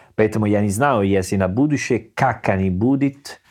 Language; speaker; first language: Russian; non-native, learner; Italian